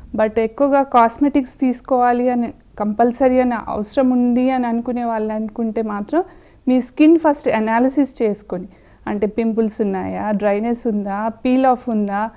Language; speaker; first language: Telugu; native; Telugu